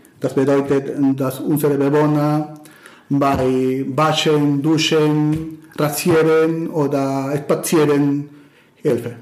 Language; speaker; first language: German; non-native, learner; Spanish